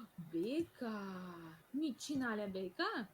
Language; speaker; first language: Hungarian; non-native, learner; Russian